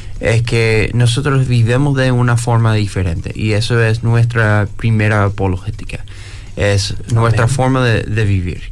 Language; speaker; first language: Spanish; non-native, fluent; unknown